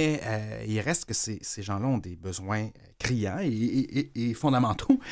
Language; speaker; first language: French; native; French